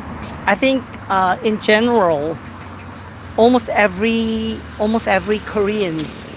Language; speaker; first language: English; non-native, fluent; Korean